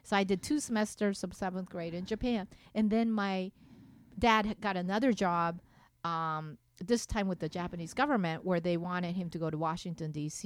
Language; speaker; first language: English; non-native, fluent; Japanese